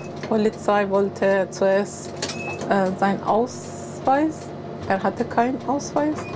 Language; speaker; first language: German; non-native, learner; Persian